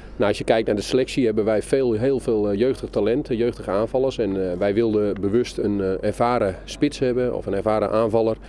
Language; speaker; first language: Dutch; native; Dutch